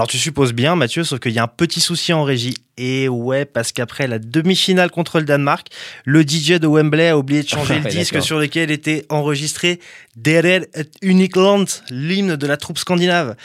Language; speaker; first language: French; native; French